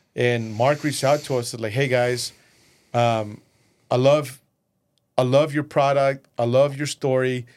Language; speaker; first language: English; early bilingual, other home language; Spanish